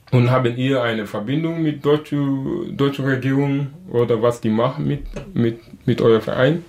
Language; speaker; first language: German; non-native, learner; Wolof